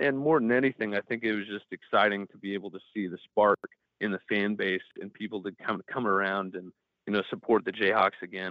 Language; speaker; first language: English; native; English